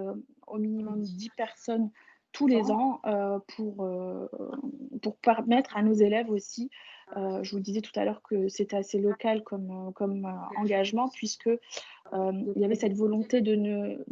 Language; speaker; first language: French; native; French